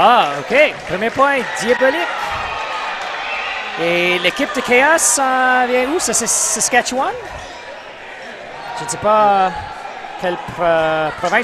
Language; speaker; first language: French; non-native, local second language; English